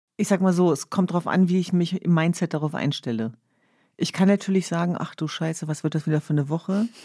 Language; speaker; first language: German; early bilingual, other home language; Kurdish